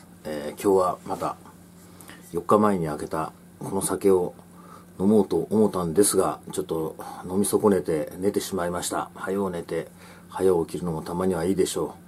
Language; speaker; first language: Japanese; native; Japanese